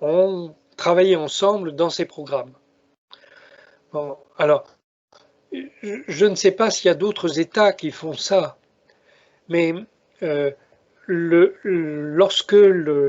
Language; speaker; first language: French; native; French